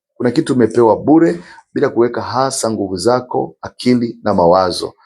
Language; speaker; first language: Swahili; non-native, local second language; Rundi